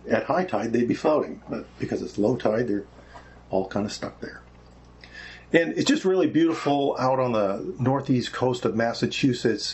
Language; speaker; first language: English; native; English